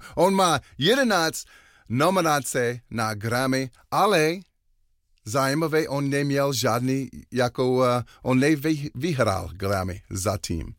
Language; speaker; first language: Czech; non-native, learner; English